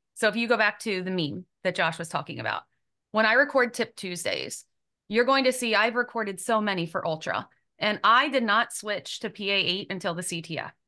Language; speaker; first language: English; native; English